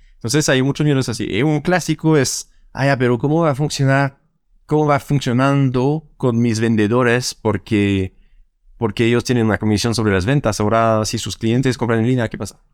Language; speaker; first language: Spanish; non-native, fluent; French